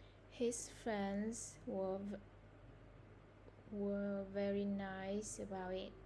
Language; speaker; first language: English; non-native, learner; Vietnamese